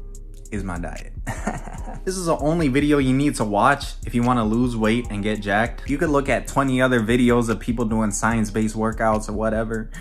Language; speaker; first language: English; native; English